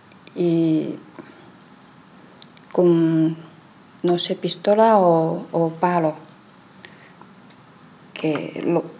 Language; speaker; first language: Spanish; non-native, learner; Chinese